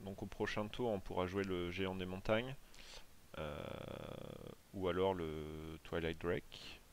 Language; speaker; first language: French; native; French